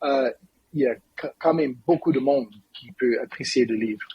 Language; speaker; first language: French; non-native, learner; English